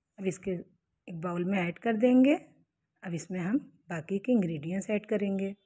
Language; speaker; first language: Hindi; native; Hindi